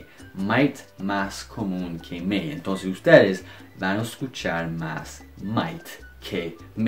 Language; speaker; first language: Spanish; non-native, fluent; English